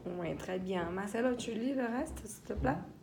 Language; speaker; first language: French; non-native, fluent; Portuguese